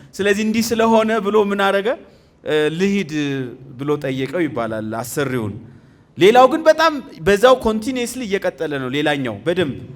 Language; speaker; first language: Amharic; native; Amharic